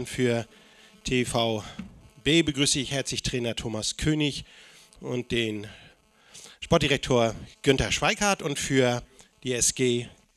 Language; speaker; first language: German; native; German